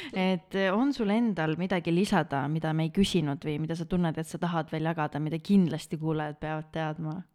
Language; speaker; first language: Estonian; native; Estonian